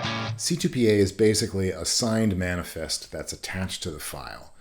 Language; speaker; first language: English; native; English